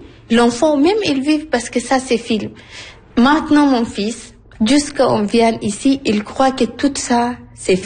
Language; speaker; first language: French; non-native, learner; Arabic